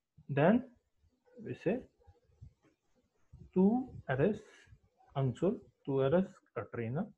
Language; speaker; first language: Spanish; non-native, learner; Hindi